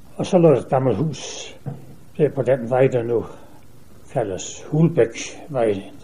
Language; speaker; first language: Danish; native; Danish